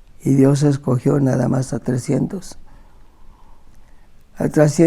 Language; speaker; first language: Spanish; native; Spanish